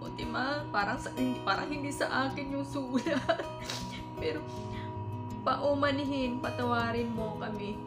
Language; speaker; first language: Filipino; native; Filipino